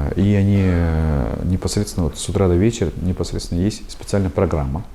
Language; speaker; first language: Russian; non-native, local second language; Kazakh